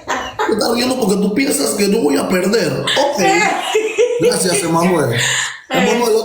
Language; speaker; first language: Spanish; native; Spanish